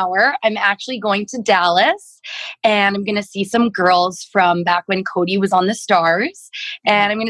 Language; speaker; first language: English; native; English